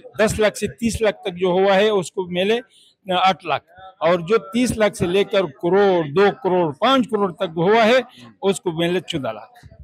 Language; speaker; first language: Urdu; non-native, local second language; Pashto